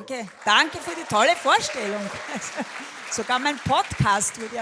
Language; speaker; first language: German; native; German